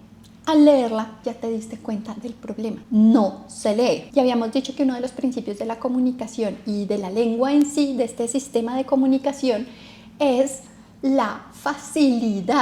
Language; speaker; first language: Spanish; native; Spanish